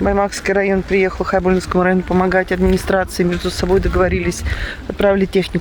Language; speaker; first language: Russian; native; Russian